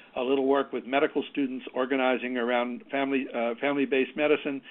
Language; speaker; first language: English; native; English